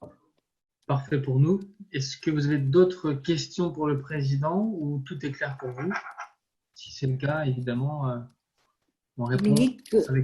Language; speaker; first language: French; native; French